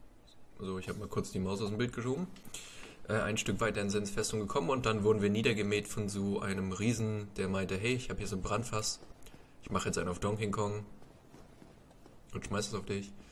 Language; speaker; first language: German; native; German